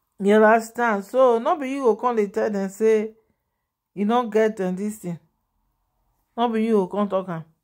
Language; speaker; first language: Nigerian Pidgin; non-native, local second language; Yoruba